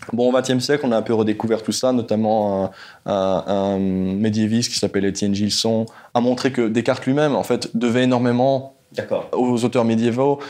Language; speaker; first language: French; native; French